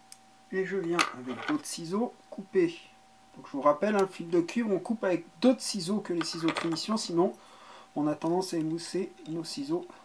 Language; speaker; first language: French; native; French